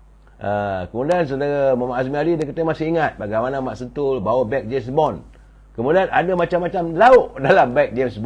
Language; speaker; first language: Malay; native; Malay